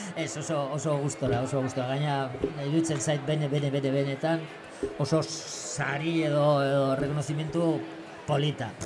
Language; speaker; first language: Basque; non-native, local second language; Spanish